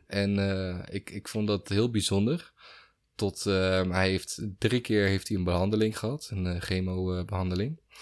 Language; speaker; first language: Dutch; native; Dutch